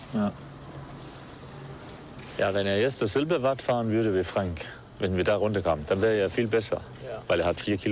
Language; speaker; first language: German; non-native, fluent; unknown